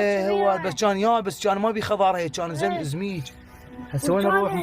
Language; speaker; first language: Arabic; native; Arabic